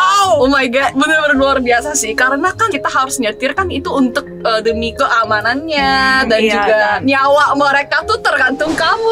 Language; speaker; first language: Indonesian; non-native, fluent; Korean